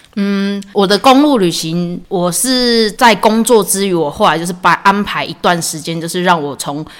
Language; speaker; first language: Chinese; native; Chinese